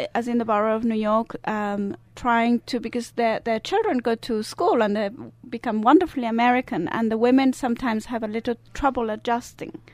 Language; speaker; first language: English; non-native, fluent; Italian